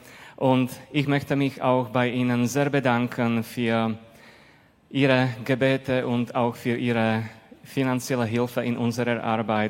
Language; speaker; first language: German; non-native, fluent; Slovak